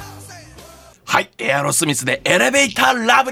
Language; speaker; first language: Japanese; native; Japanese